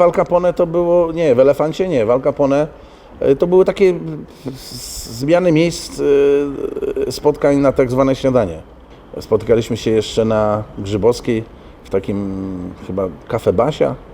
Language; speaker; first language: Polish; native; Polish